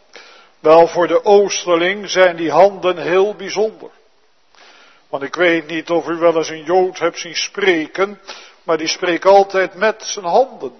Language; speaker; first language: Dutch; native; Dutch